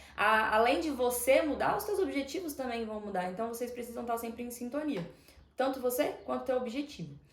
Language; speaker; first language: Portuguese; native; Portuguese